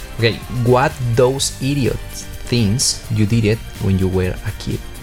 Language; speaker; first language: English; non-native, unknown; Spanish